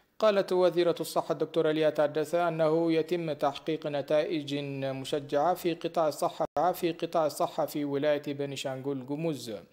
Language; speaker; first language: Arabic; non-native, fluent; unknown